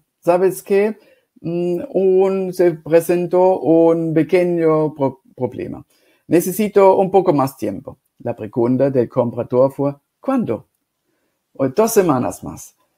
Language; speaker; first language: Spanish; non-native, fluent; German